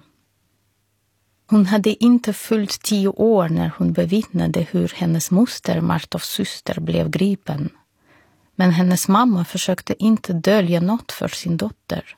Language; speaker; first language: Swedish; non-native, fluent; Russian